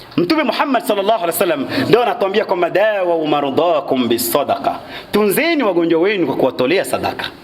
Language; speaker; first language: Swahili; native; Swahili